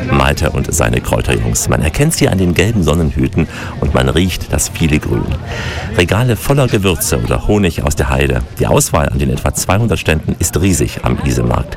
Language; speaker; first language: German; native; German